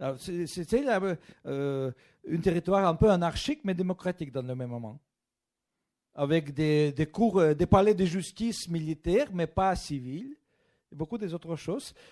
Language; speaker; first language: French; non-native, fluent; Russian